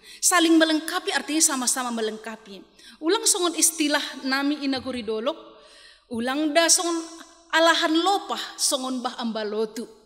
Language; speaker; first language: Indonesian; non-native, local second language; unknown